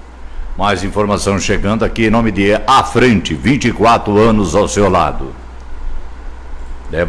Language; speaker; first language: Portuguese; native; Portuguese